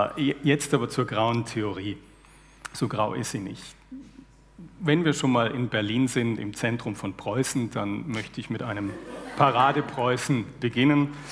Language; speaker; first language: German; native; German